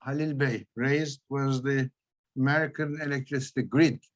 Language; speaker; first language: English; non-native, fluent; Turkish